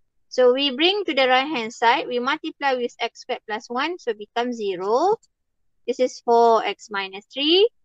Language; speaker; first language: English; non-native, local second language; Malay